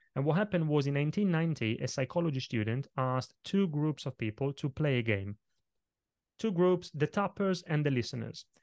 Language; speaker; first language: English; non-native, fluent; Italian